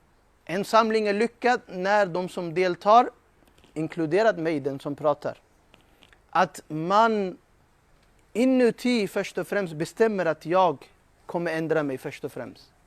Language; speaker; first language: Swedish; non-native, fluent; Urdu